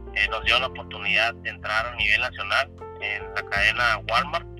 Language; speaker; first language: Spanish; native; Spanish